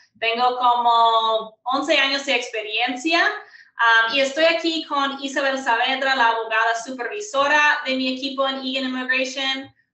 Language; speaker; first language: Spanish; non-native, fluent; English